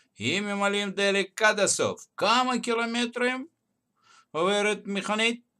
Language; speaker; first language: Hebrew; non-native, fluent; Russian